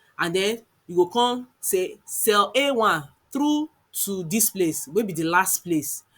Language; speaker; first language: Nigerian Pidgin; non-native, local second language; Yoruba